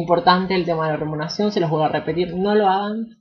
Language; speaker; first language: Spanish; native; Spanish